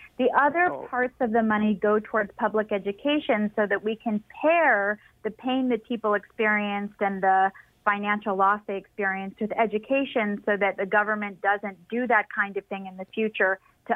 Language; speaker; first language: English; native; English